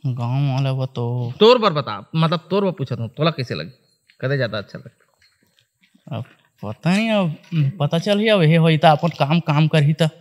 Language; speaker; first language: Hindi; native; Hindi